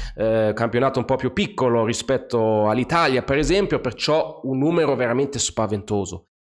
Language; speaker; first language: Italian; non-native, fluent; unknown